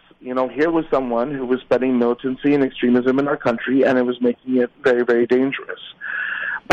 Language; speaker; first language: English; non-native, local second language; Urdu